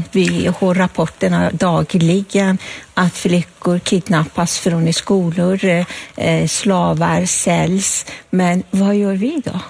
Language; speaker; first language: Swedish; non-native, fluent; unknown